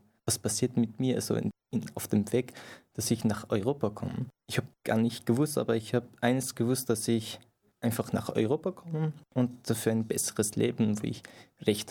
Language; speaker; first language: German; non-native, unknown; Persian